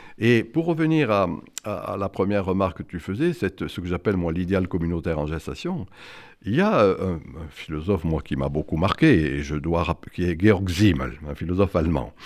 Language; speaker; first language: French; native; French